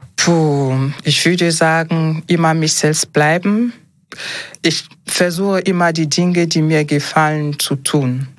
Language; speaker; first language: German; non-native, fluent; French